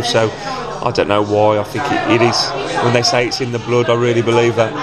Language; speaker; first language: English; native; English